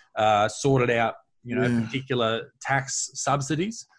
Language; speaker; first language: English; native; English